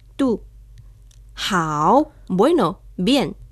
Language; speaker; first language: Spanish; non-native, fluent; Chinese